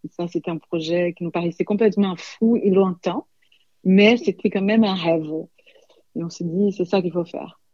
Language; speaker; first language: French; non-native, fluent; Portuguese